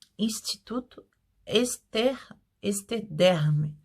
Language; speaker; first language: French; non-native, learner; Portuguese